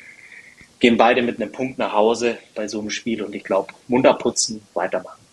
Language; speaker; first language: German; native; German